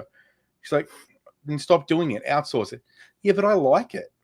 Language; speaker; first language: English; native; English